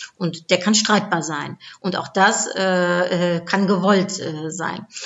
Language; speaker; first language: German; non-native, fluent; Dutch